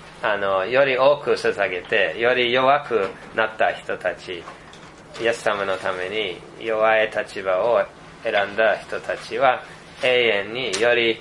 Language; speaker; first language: Japanese; non-native, fluent; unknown